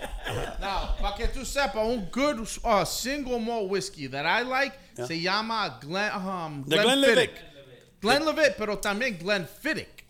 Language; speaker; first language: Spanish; early bilingual, heritage; English